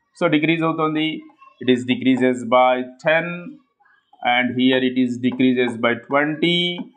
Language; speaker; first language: English; non-native, local second language; Telugu